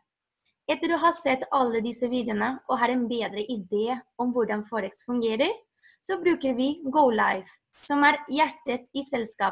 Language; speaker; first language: Norwegian; non-native, fluent; Spanish